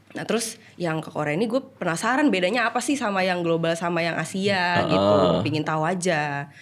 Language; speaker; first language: Indonesian; native; Indonesian